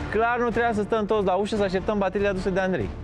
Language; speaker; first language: Romanian; native; Romanian